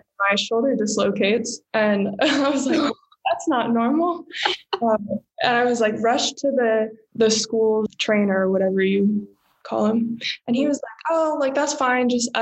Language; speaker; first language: English; native; English